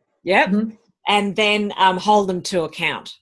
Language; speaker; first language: English; native; English